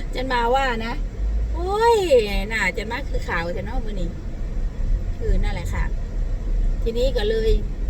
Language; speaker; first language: Thai; native; Thai